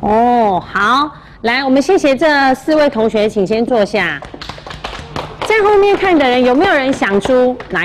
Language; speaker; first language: Chinese; native; Chinese